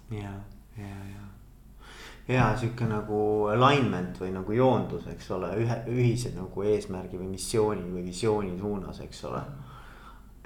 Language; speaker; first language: Estonian; native; Estonian